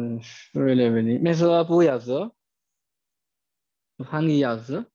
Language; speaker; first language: Turkish; non-native, fluent; Chinese